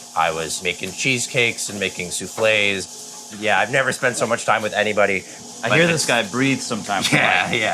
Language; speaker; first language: English; native; English